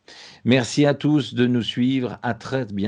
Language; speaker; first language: French; native; French